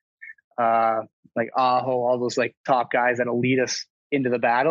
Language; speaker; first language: English; native; English